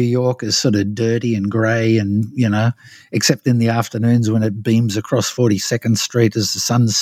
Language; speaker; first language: English; native; English